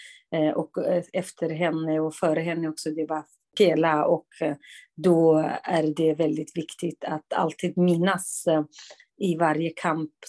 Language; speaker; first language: Swedish; non-native, fluent; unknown